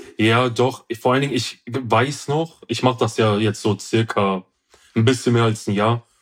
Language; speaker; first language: German; early bilingual, other home language; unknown